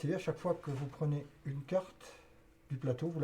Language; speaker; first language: French; native; French